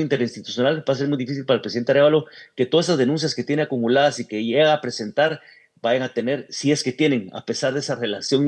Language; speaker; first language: Spanish; native; Spanish